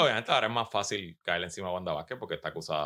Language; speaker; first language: Spanish; native; Spanish